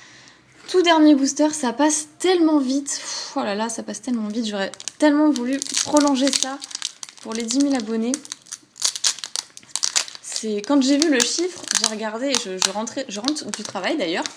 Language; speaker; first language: French; native; French